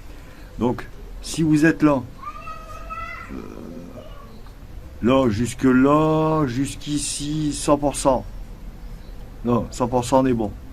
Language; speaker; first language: French; native; French